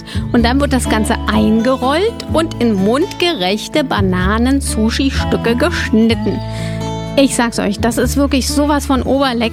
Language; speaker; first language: German; native; German